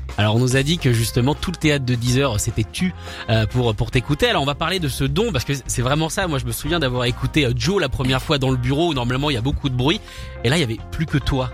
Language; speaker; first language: French; native; French